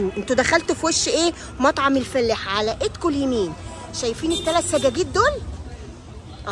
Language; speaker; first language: Arabic; native; Arabic